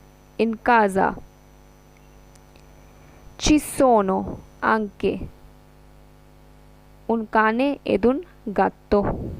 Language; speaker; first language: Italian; non-native, fluent; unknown